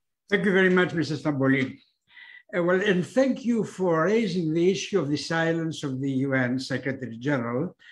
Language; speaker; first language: English; non-native, fluent; Greek